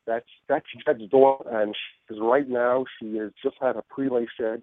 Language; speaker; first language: English; native; English